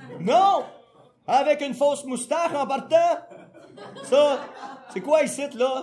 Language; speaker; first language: French; native; French